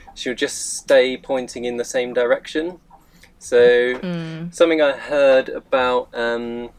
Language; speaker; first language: English; native; English